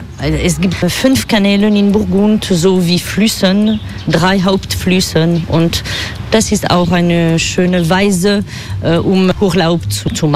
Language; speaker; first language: German; non-native, fluent; French